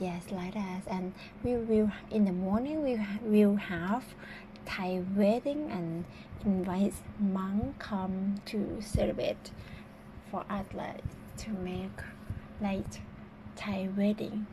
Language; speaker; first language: English; non-native, learner; Thai